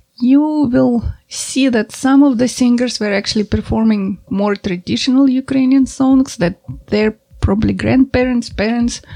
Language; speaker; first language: English; non-native, fluent; Ukrainian